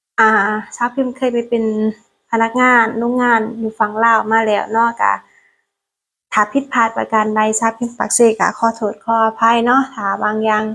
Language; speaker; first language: Thai; non-native, learner; Lao